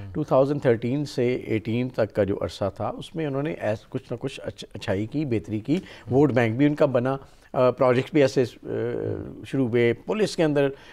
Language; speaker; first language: Urdu; non-native, local second language; Punjabi